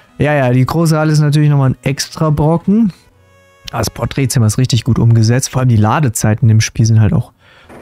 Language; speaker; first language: German; native; German